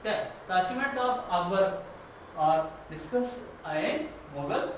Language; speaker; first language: English; non-native, local second language; Kannada